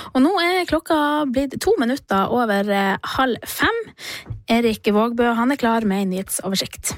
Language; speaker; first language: Norwegian; native; Norwegian